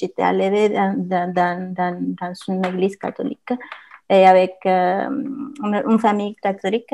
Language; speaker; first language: French; non-native, fluent; Spanish